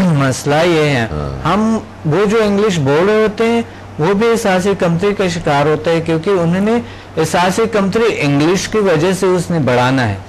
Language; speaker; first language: Urdu; non-native, local second language; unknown